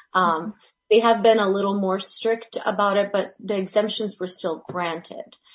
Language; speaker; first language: English; early bilingual, other home language; Russian